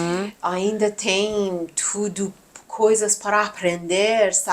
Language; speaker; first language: Portuguese; non-native, learner; Persian